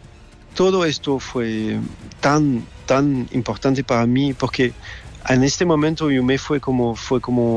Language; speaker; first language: Spanish; non-native, fluent; French